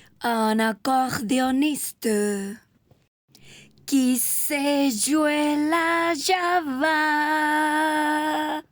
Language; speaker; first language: French; non-native, learner; Spanish